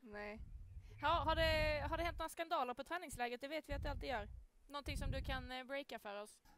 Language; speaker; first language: Swedish; native; Swedish